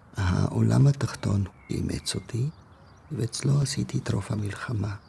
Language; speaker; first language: Hebrew; non-native, fluent; German